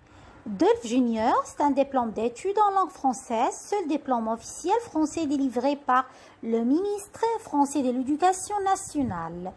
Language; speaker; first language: French; non-native, fluent; Arabic